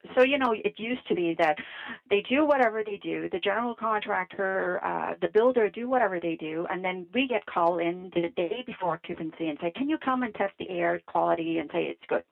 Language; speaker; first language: English; non-native, fluent; Vietnamese